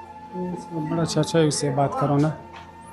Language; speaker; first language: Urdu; non-native, local second language; Pashto